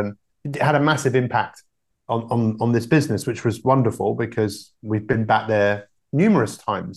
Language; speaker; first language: English; native; English